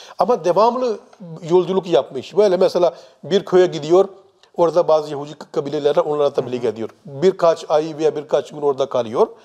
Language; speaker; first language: Turkish; non-native, fluent; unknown